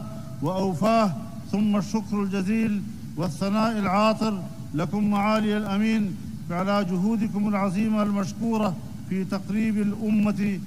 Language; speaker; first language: Arabic; non-native, fluent; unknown